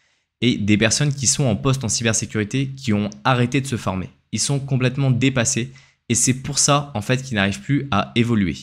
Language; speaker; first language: French; native; French